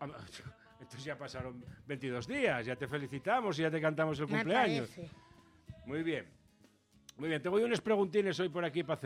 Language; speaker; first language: Spanish; native; Spanish